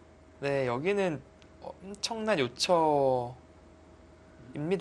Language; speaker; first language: Korean; native; Korean